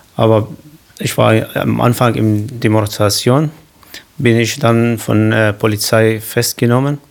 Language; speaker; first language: German; non-native, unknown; Kurdish